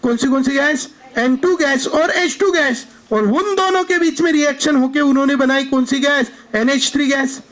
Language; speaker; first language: Hindi; non-native, local second language; Marathi